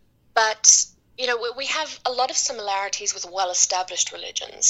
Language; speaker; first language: English; native; English